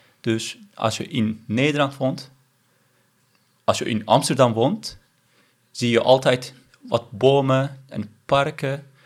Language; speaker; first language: Dutch; non-native, learner; Turkish